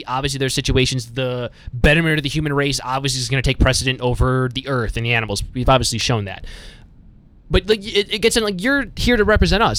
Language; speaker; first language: English; native; English